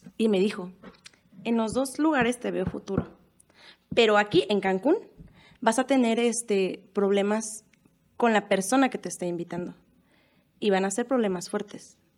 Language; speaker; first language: Spanish; native; Spanish